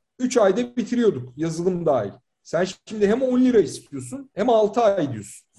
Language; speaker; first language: Turkish; native; Turkish